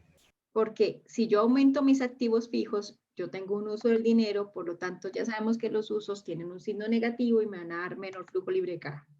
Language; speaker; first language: Spanish; native; Spanish